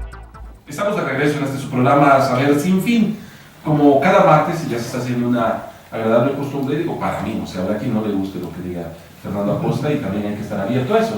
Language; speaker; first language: Spanish; native; Spanish